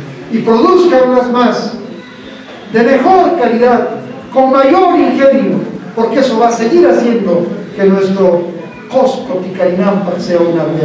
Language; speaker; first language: Spanish; native; Spanish